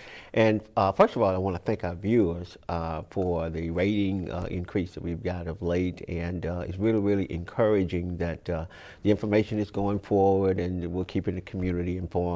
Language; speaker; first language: English; native; English